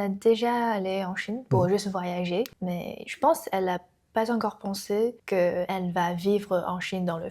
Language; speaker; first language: French; non-native, learner; Chinese